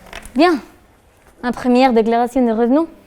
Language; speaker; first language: French; non-native, learner; Spanish